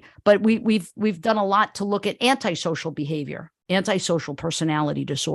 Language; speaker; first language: English; native; English